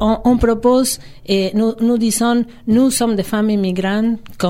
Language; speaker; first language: French; non-native, fluent; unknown